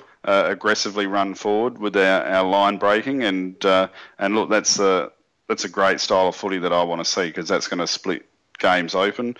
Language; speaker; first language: English; native; English